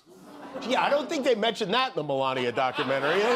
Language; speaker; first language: English; native; English